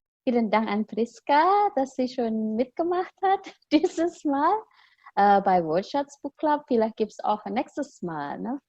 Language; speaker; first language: German; non-native, fluent; Indonesian